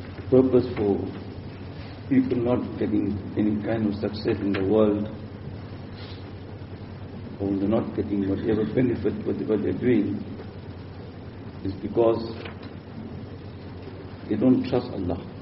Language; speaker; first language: English; native; English